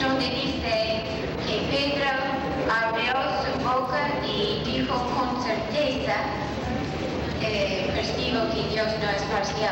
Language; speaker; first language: Spanish; non-native, fluent; English